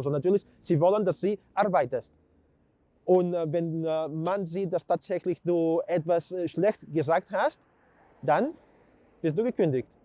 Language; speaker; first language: German; non-native, fluent; Catalan